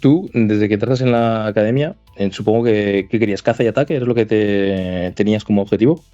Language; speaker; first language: Spanish; native; Spanish